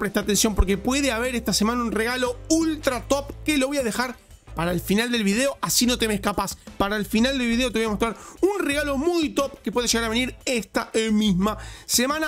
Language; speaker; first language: Spanish; native; Spanish